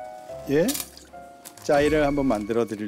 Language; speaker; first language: Korean; native; Korean